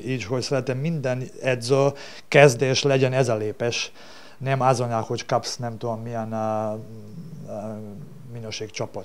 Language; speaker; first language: Hungarian; non-native, learner; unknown